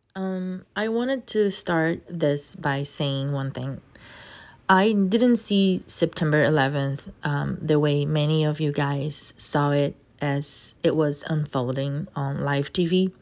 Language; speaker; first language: English; non-native, fluent; Portuguese